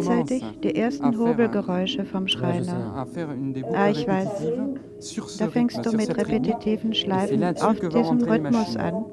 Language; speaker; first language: German; native; German